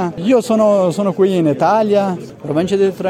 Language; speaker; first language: Italian; non-native, learner; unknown